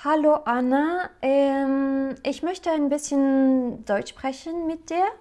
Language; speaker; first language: German; non-native, learner; French